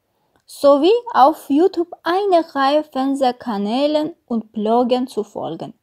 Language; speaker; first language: German; non-native, fluent; Armenian